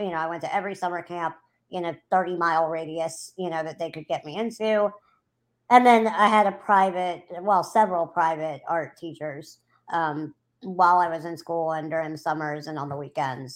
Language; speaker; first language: English; native; English